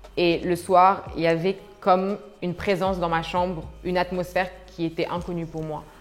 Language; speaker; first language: French; early bilingual, other home language; Arabic